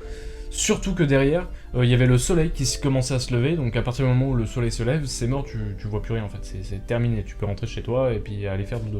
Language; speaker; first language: French; native; French